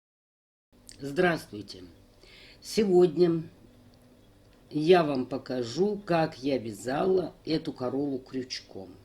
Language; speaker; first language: Russian; native; Russian